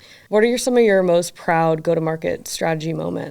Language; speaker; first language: English; native; English